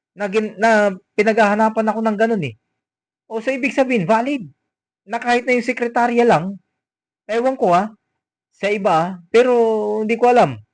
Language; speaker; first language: Filipino; native; Filipino